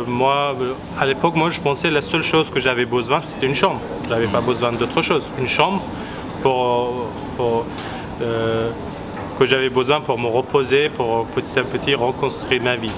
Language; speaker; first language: French; non-native, fluent; Persian